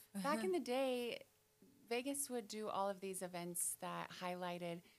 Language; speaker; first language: English; native; English